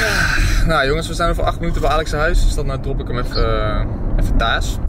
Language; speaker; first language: Dutch; native; Dutch